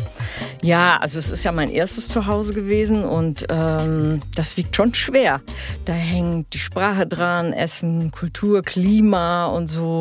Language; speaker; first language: German; early bilingual, heritage; German